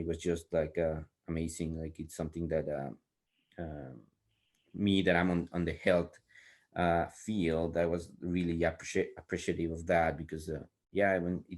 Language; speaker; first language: English; non-native, fluent; Spanish